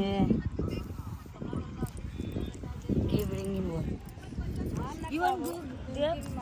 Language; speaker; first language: English; non-native, local second language; Hindi